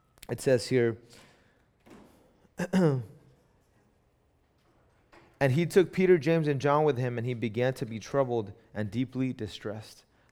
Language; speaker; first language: English; early bilingual, other home language; Spanish